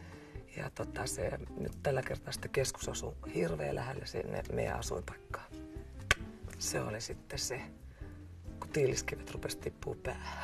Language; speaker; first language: Finnish; native; Finnish